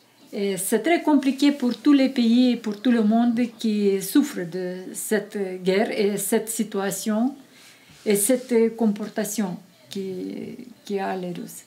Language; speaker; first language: French; non-native, learner; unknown